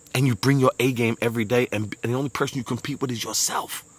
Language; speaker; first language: English; native; English